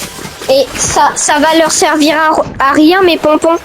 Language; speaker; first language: French; native; French